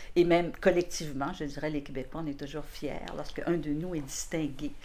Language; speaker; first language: French; native; French